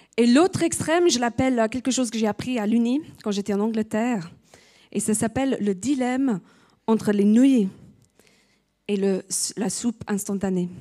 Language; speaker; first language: French; non-native, fluent; English